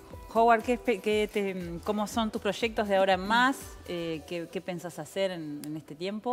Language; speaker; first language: Spanish; native; Spanish